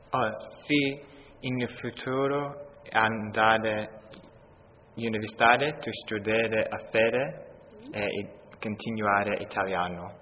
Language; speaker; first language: Italian; non-native, learner; English